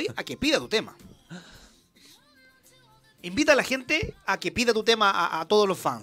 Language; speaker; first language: Spanish; native; Spanish